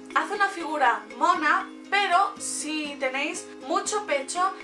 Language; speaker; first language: Spanish; native; Spanish